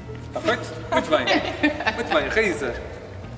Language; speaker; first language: Portuguese; native; Portuguese